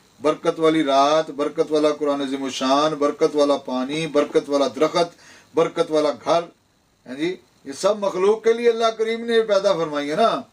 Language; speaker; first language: Urdu; non-native, local second language; Punjabi